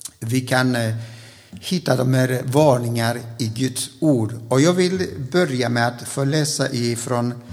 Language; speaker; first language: Swedish; non-native, fluent; Spanish